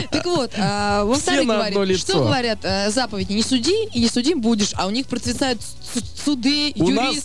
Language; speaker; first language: Russian; native; Russian